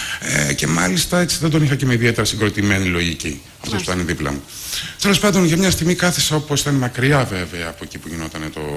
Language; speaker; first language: Greek; native; Greek